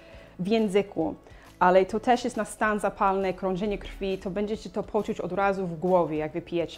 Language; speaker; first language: Polish; non-native, learner; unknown